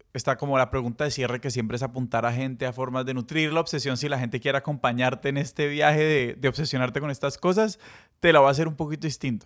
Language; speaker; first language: Spanish; native; Spanish